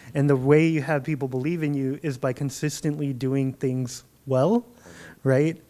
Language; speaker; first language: English; native; English